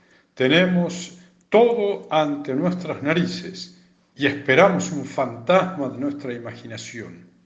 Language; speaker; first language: Spanish; native; Spanish